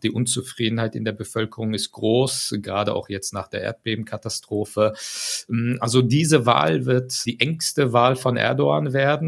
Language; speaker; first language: German; early bilingual, other home language; Turkish